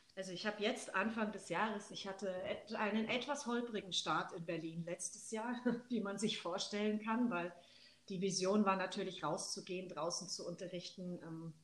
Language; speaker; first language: German; native; German